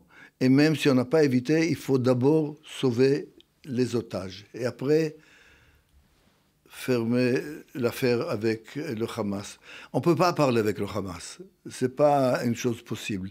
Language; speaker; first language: French; non-native, fluent; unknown